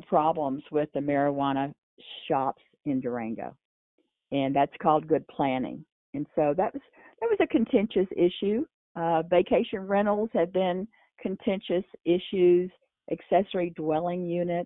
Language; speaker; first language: English; native; English